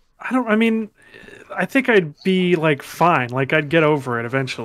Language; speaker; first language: English; native; English